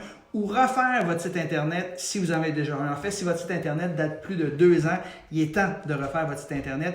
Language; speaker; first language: French; native; French